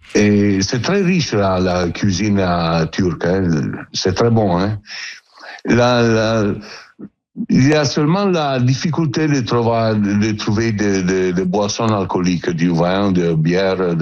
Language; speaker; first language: French; non-native, learner; Italian